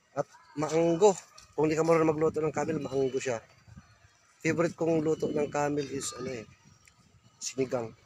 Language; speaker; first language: Filipino; native; Filipino